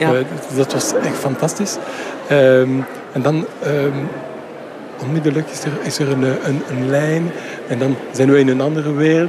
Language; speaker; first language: Dutch; non-native, local second language; French